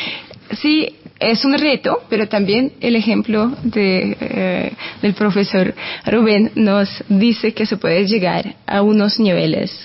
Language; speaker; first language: Spanish; non-native, fluent; Russian